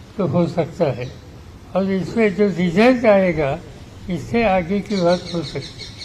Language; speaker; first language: Hindi; non-native, local second language; Marathi